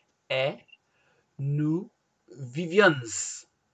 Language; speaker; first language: French; non-native, learner; English